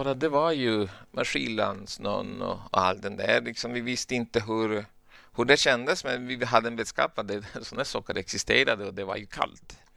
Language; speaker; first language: Swedish; non-native, fluent; Spanish